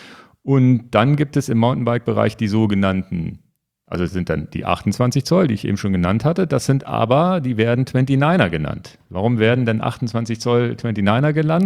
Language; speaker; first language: German; native; German